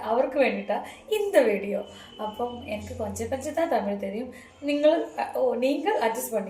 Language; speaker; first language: Tamil; non-native, learner; Malayalam